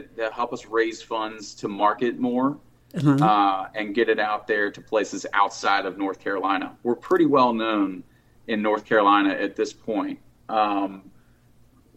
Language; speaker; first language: English; native; English